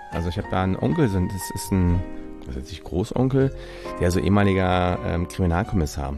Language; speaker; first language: German; native; German